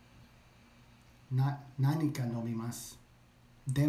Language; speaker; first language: Japanese; non-native, learner; English